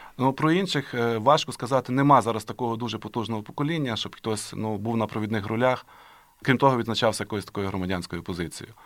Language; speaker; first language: Ukrainian; native; Ukrainian